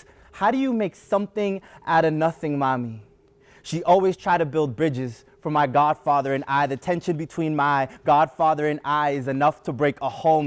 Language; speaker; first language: English; early bilingual, other home language; Spanish